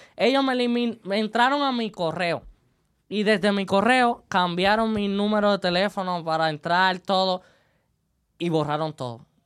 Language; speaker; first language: Spanish; native; Spanish